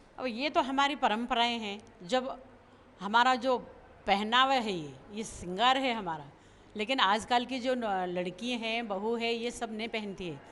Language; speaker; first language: Hindi; non-native, local second language; Bhili